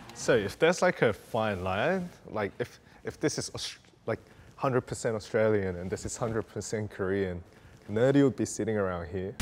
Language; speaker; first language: English; early bilingual, other home language; Korean